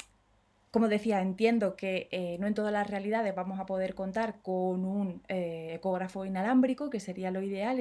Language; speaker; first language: Spanish; native; Spanish